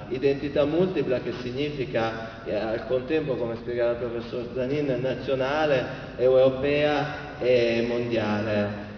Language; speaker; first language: Italian; native; Italian